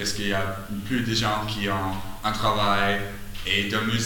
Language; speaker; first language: French; non-native, learner; English